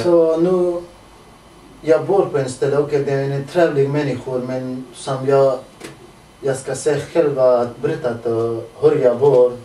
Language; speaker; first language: Swedish; non-native, learner; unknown